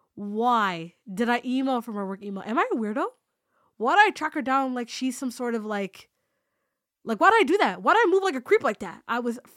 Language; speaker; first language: English; native; English